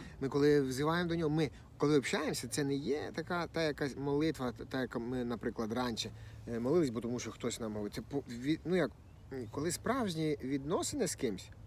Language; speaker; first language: Ukrainian; non-native, local second language; Russian